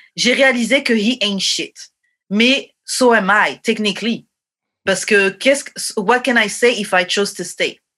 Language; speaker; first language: French; native; French